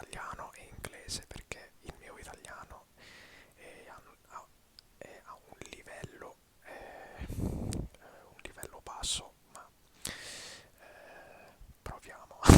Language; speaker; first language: Italian; early bilingual, heritage; English